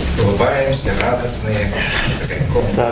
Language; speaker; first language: Russian; native; Russian